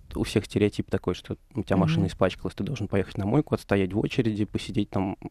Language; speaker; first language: Russian; native; Russian